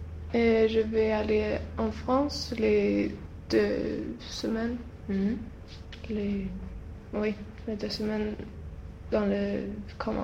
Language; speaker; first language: French; non-native, learner; Swedish